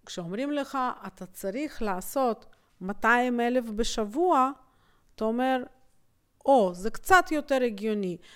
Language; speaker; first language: Hebrew; native; Hebrew